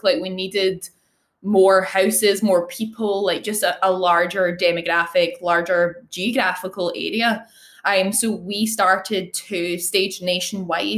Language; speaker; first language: English; native; English